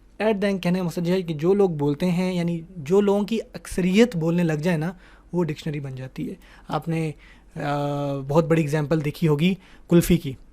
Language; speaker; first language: Urdu; native; Urdu